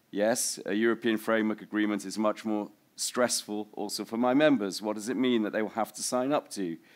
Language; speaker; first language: English; native; English